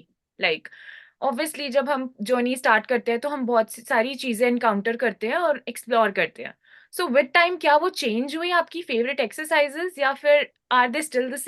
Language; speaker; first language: Hindi; native; Hindi